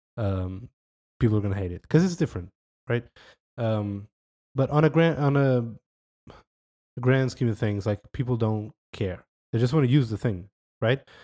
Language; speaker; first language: English; non-native, fluent; Portuguese